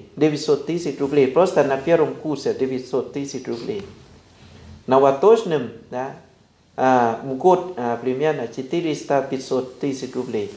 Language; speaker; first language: Russian; non-native, fluent; Thai